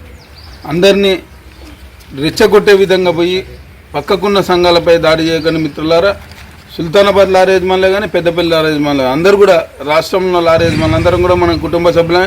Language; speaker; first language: Telugu; native; Telugu